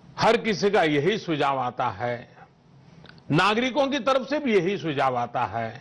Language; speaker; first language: Hindi; non-native, local second language; Gujarati